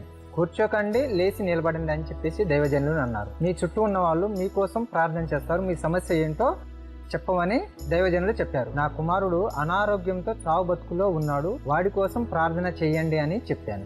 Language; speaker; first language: Telugu; native; Telugu